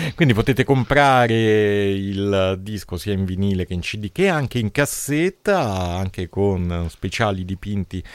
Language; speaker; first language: Italian; native; Italian